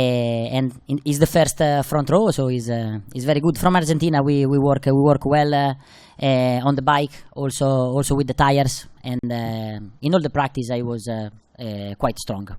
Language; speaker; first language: English; non-native, fluent; Italian